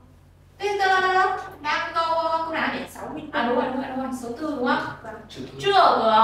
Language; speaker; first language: Chinese; non-native, fluent; Vietnamese